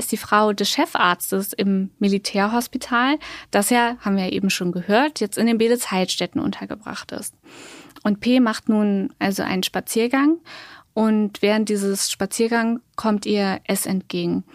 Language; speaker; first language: German; native; German